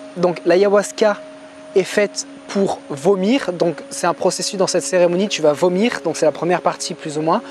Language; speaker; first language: French; native; French